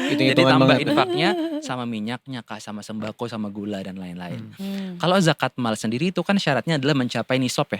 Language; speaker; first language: Indonesian; native; Indonesian